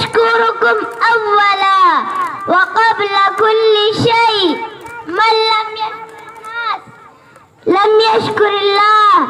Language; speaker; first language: Arabic; non-native, learner; Urdu